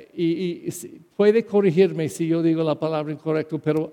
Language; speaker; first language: Spanish; non-native, fluent; English